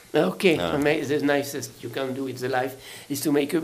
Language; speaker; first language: English; non-native, learner; French